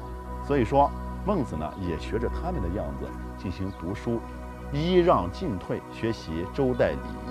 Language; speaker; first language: Chinese; native; Chinese